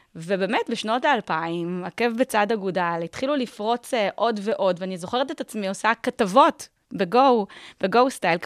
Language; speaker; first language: Hebrew; native; Hebrew